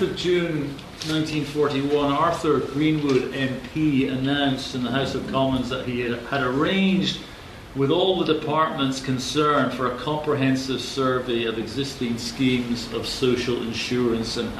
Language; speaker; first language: English; native; English